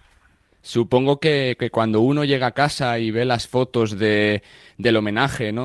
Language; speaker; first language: Spanish; native; Spanish